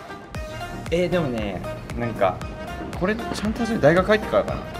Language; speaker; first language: Japanese; native; Japanese